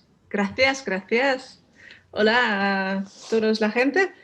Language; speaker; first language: Spanish; non-native, learner; Dutch